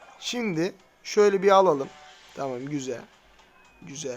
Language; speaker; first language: Turkish; native; Turkish